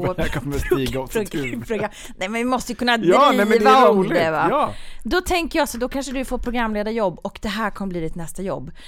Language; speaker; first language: Swedish; native; Swedish